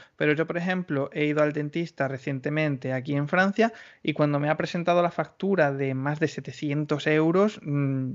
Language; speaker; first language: Spanish; native; Spanish